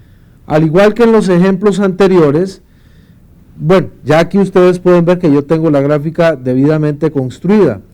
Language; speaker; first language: Spanish; native; Spanish